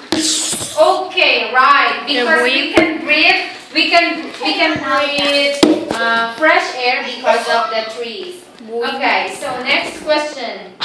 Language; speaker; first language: English; non-native, fluent; Korean